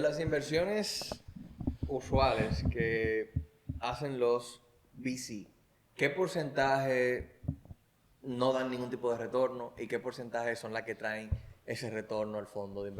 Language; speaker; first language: Spanish; native; Spanish